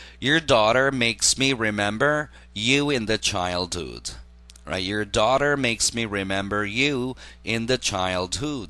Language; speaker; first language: English; non-native, fluent; Korean